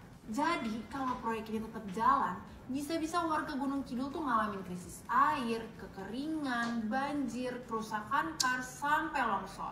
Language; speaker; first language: Indonesian; native; Indonesian